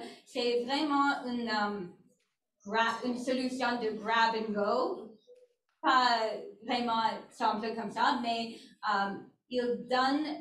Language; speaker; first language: French; non-native, learner; English